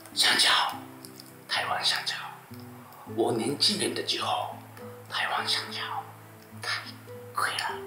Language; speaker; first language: Chinese; non-native, learner; Japanese